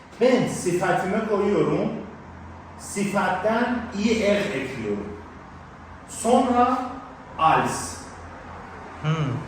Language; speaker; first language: Turkish; non-native, learner; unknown